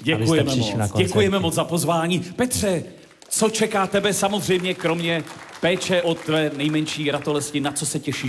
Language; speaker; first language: Czech; native; Czech